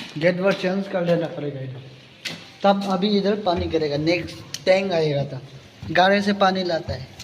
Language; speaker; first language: Hindi; non-native, local second language; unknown